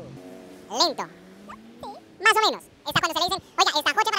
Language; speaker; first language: Spanish; native; Spanish